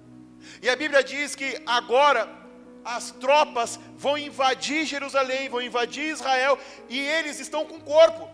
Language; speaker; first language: Portuguese; native; Portuguese